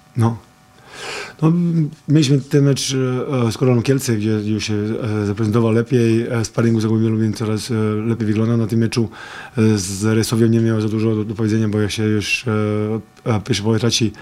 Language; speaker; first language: Polish; non-native, fluent; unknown